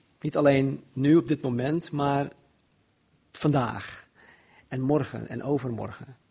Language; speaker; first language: Dutch; non-native, fluent; English